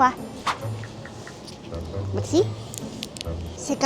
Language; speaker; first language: French; non-native, learner; Thai